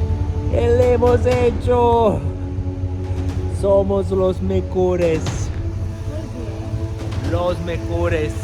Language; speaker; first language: Spanish; non-native, fluent; Italian